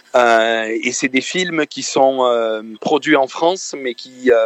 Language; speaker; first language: French; native; French